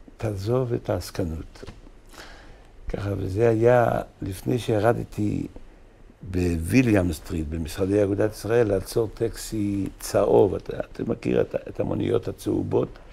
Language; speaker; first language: Hebrew; native; Hebrew